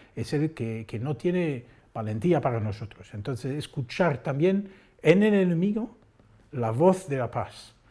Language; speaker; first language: Spanish; non-native, fluent; Dutch